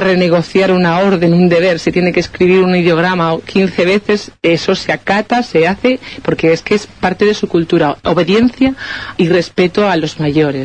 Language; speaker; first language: Spanish; native; Spanish